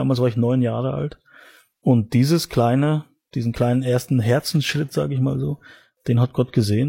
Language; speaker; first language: German; native; German